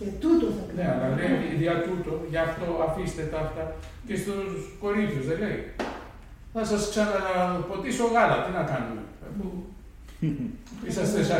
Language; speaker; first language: Greek; native; Greek